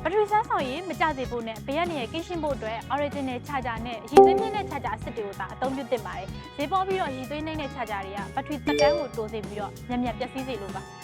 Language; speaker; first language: Burmese; native; Burmese